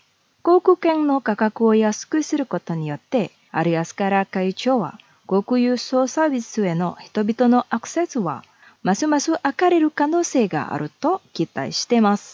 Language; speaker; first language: Japanese; non-native, fluent; Indonesian